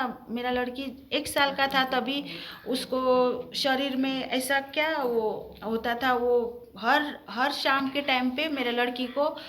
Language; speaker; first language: Hindi; early bilingual, heritage; Hindi